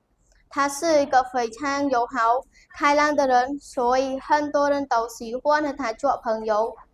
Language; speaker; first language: Chinese; non-native, learner; Khmer